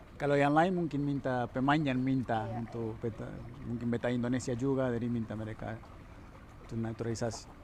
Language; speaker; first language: Indonesian; non-native, fluent; Spanish